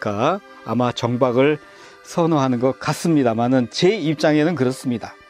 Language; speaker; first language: Korean; native; Korean